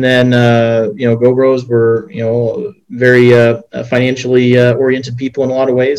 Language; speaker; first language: English; native; English